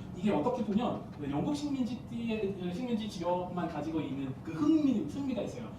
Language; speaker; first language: Korean; non-native, fluent; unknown